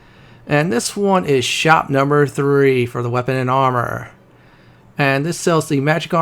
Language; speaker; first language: English; native; English